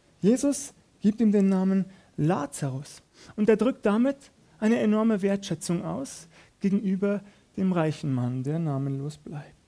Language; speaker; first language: German; native; German